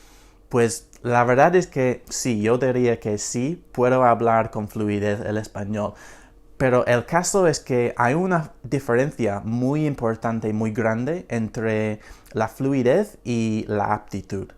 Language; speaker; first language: Spanish; non-native, fluent; English